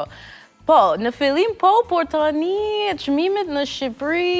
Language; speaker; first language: Albanian; non-native, learner; English